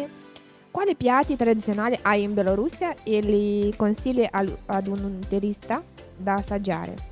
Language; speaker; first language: Italian; non-native, learner; Romanian